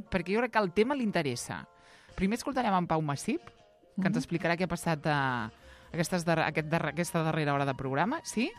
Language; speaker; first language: Catalan; native; Catalan